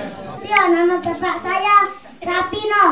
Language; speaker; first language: Indonesian; non-native, local second language; Javanese